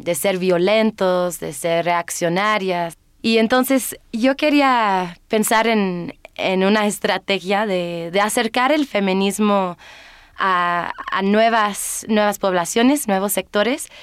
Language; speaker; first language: Spanish; non-native, fluent; English